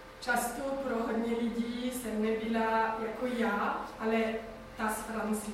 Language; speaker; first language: Czech; non-native, fluent; French